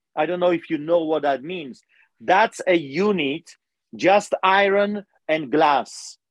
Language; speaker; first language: English; non-native, fluent; Polish